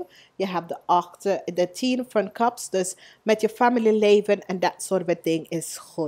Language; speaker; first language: Dutch; non-native, learner; English